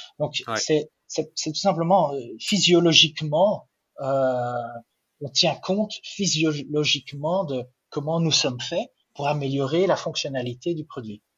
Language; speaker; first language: French; non-native, local second language; Dutch